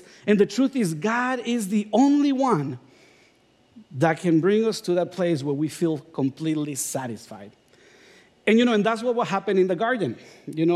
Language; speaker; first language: English; non-native, fluent; Spanish